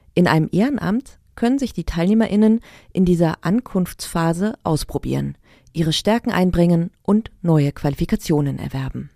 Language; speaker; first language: German; native; German